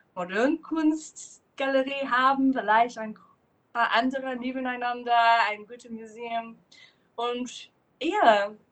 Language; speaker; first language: German; non-native, fluent; English